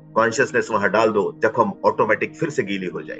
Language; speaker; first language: Hindi; non-native, local second language; Marathi